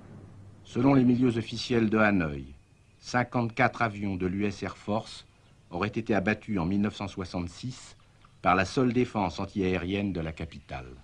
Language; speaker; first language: French; native; French